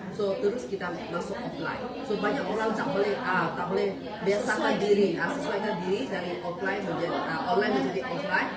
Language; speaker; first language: Malay; non-native, local second language; Chinese